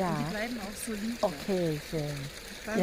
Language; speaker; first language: German; non-native, learner; Thai